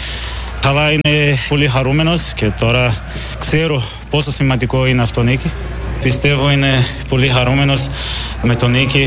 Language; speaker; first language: Greek; non-native, learner; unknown